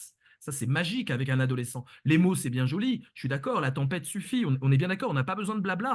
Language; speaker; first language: French; native; French